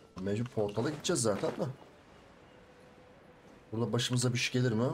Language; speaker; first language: Turkish; native; Turkish